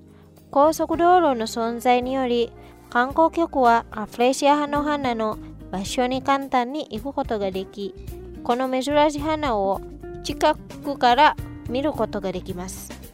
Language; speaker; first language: Japanese; non-native, fluent; Indonesian